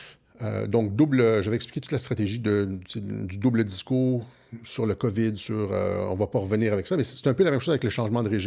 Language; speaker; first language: French; native; French